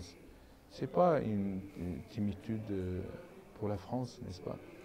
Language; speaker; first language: French; non-native, learner; Azerbaijani